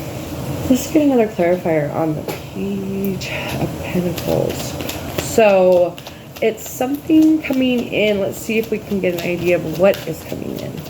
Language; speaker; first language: English; native; English